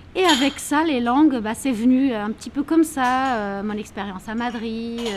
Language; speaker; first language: French; non-native, fluent; Portuguese